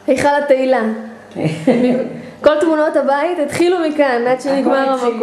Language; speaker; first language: Hebrew; native; Hebrew